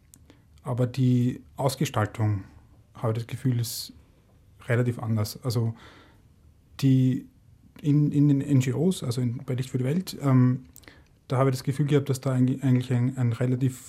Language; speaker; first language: German; native; German